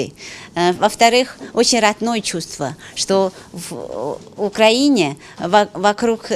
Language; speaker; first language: Russian; non-native, fluent; Chinese